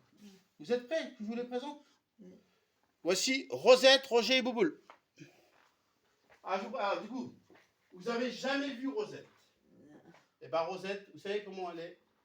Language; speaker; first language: French; native; French